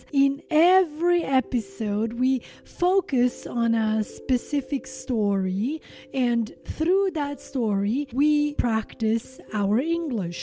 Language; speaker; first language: English; non-native, fluent; Albanian